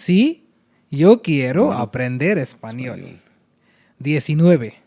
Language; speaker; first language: Spanish; non-native, learner; Hindi